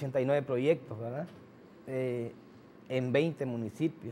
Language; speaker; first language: Spanish; native; Spanish